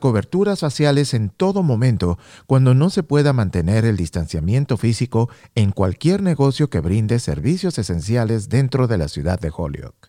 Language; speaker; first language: Spanish; native; Spanish